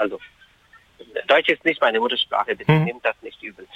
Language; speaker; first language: German; non-native, fluent; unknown